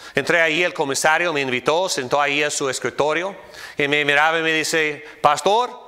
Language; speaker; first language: Spanish; non-native, fluent; English